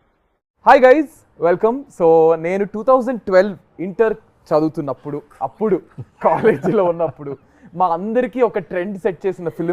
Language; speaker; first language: Telugu; native; Telugu